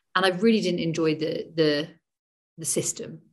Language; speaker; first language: English; native; English